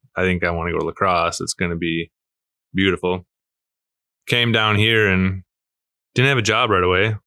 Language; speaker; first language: English; native; English